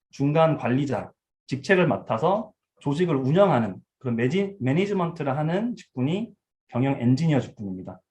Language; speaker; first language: Korean; early bilingual, heritage; Korean